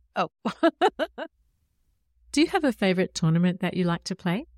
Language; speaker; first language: English; native; English